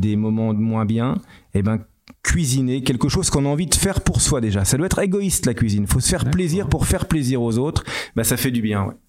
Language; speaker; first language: French; native; French